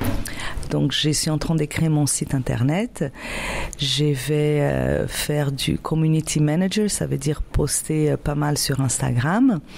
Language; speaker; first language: French; non-native, fluent; Portuguese